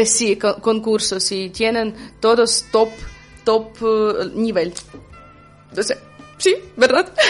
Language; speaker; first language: Spanish; non-native, learner; Ukrainian